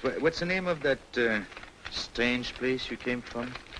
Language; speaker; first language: English; non-native, fluent; French